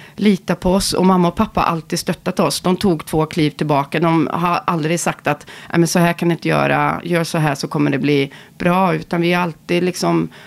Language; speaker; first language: Swedish; native; Swedish